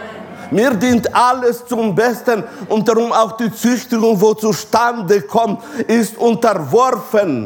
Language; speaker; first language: German; non-native, fluent; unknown